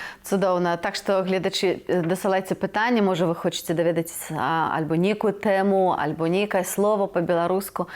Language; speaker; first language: Belarusian; native; Belarusian